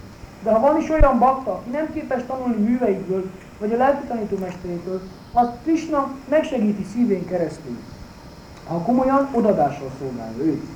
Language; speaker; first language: Hungarian; native; Hungarian